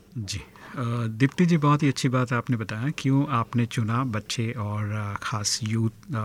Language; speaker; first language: Hindi; native; Hindi